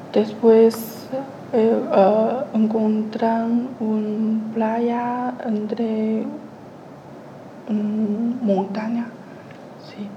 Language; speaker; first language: Spanish; non-native, learner; Chinese